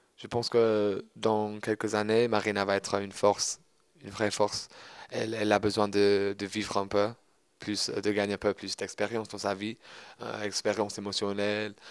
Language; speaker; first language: French; non-native, fluent; English